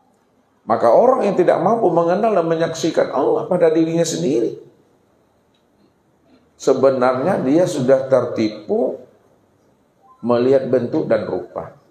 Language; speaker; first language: Indonesian; native; Indonesian